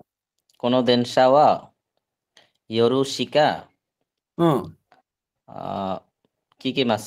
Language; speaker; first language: Japanese; non-native, learner; Bangla